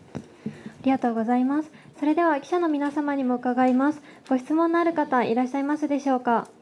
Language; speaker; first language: Japanese; native; Japanese